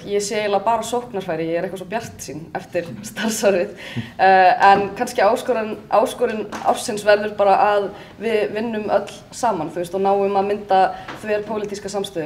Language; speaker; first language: Icelandic; native; Icelandic